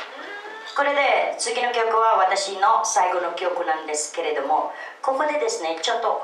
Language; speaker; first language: Japanese; non-native, fluent; Filipino